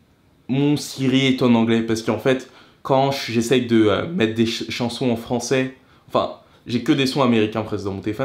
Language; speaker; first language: French; native; French